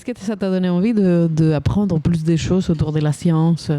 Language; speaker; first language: French; native; French